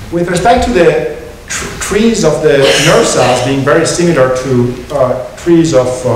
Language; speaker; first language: English; non-native, fluent; Italian